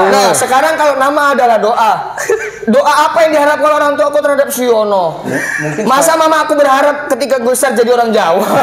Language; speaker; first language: Indonesian; native; Indonesian